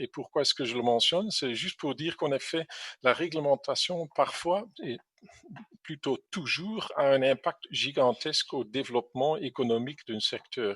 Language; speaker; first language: French; non-native, fluent; English